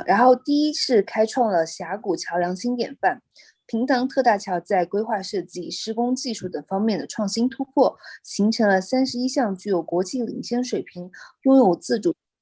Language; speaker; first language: Chinese; native; Chinese